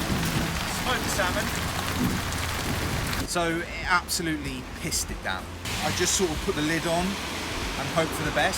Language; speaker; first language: English; native; English